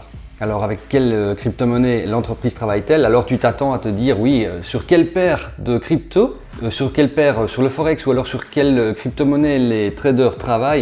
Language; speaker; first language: French; native; French